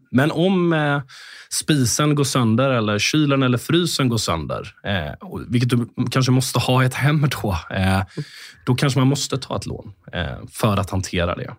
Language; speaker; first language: Swedish; native; Swedish